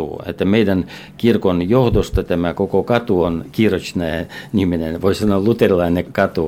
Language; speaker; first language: Finnish; non-native, fluent; Russian